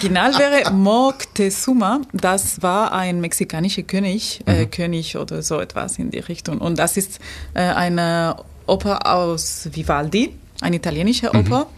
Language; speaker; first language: German; non-native, fluent; Spanish